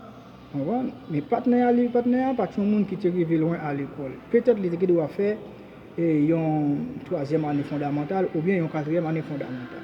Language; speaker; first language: French; non-native, learner; Haitian Creole